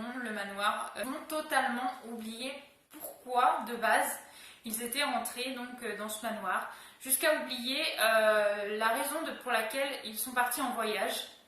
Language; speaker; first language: French; native; French